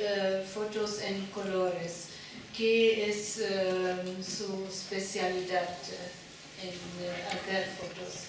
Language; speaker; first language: Spanish; non-native, learner; German